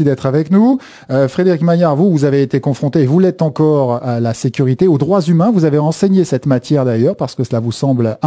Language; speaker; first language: French; native; French